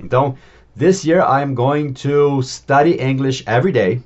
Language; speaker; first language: English; native; English